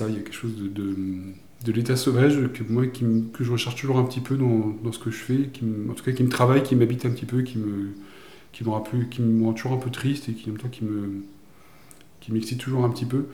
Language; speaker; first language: French; native; French